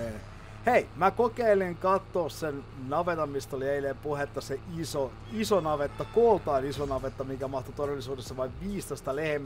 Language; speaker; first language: Finnish; native; Finnish